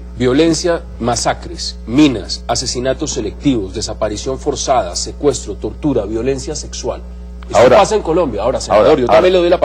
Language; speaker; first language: Spanish; native; Spanish